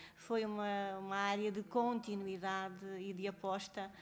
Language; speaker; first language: Portuguese; native; Portuguese